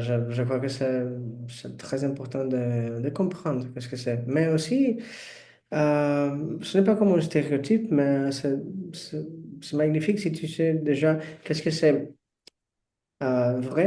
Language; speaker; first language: French; non-native, learner; Portuguese